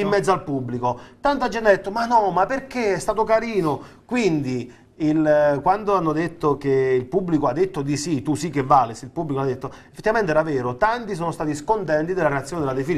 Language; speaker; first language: Italian; native; Italian